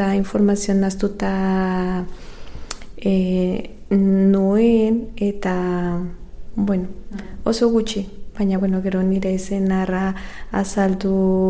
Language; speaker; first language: Basque; non-native, learner; Spanish